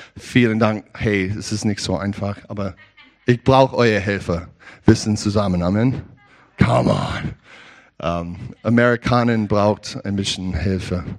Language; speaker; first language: German; non-native, learner; English